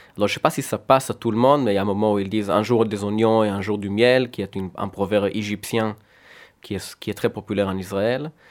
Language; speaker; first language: French; non-native, fluent; Hebrew